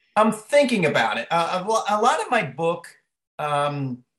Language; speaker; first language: English; native; English